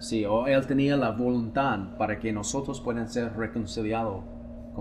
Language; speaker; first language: Spanish; non-native, fluent; English